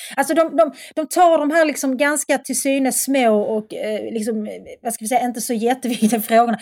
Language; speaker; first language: Swedish; native; Swedish